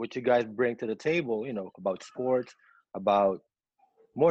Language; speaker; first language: English; non-native, local second language; Filipino